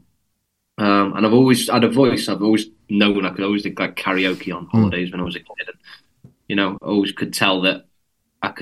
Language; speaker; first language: English; native; English